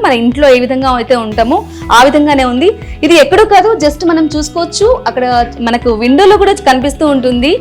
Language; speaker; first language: Telugu; native; Telugu